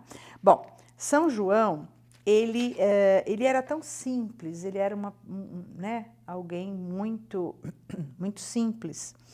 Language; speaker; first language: Portuguese; native; Portuguese